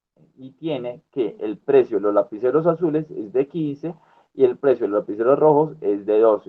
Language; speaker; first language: Spanish; native; Spanish